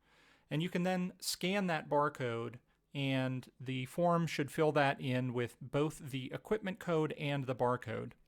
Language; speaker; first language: English; native; English